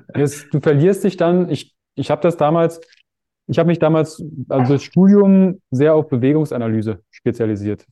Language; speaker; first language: German; native; German